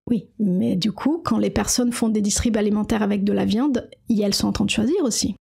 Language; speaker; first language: French; non-native, fluent; Portuguese